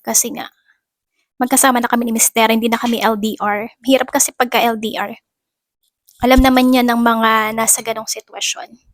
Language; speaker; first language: Filipino; native; Filipino